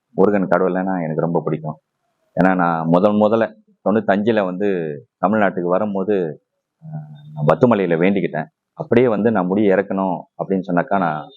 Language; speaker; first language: Tamil; non-native, local second language; Chinese